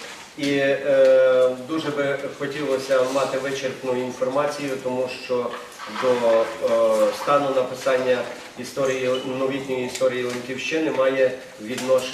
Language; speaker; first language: Ukrainian; native; Ukrainian